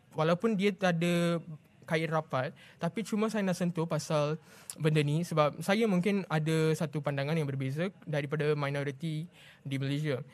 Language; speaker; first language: Malay; non-native, local second language; Tamil